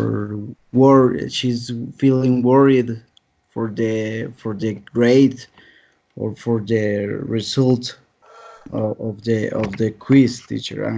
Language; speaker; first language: English; non-native, learner; Spanish